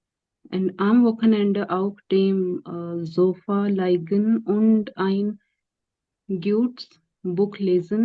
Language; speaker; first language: German; non-native, learner; Hindi